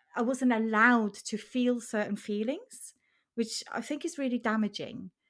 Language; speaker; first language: English; non-native, fluent; German